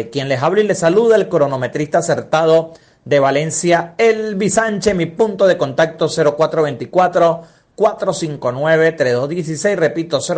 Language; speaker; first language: Spanish; native; Spanish